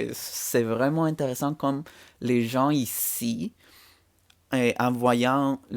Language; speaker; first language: French; non-native, fluent; Spanish